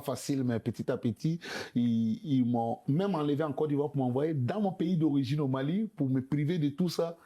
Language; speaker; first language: French; non-native, local second language; Bambara